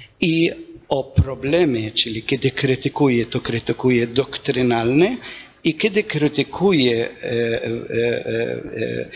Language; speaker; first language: Polish; non-native, fluent; Arabic